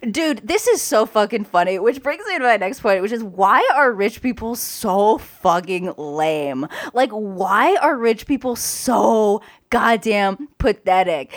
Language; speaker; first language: English; native; English